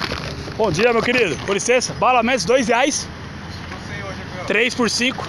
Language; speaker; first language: Portuguese; native; Portuguese